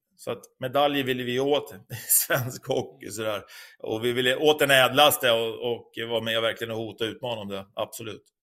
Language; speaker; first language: Swedish; native; Swedish